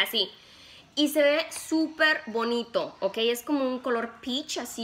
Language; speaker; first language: Spanish; native; Spanish